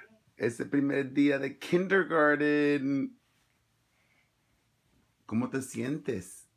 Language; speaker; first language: Spanish; early bilingual, other home language; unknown